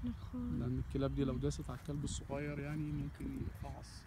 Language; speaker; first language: Arabic; native; Arabic